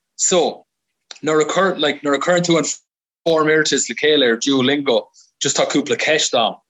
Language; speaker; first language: Irish; non-native, local second language; English